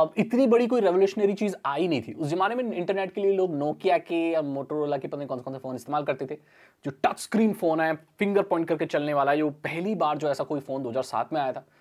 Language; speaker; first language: Hindi; native; Hindi